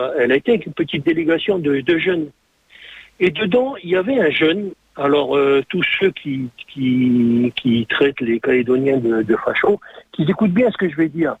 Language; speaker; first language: French; native; French